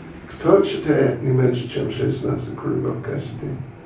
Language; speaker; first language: Russian; non-native, learner; English